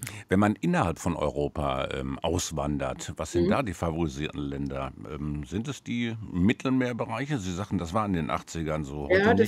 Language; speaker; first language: German; native; German